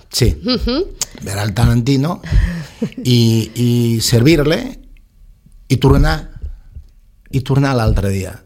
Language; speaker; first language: Catalan; non-native, local second language; Spanish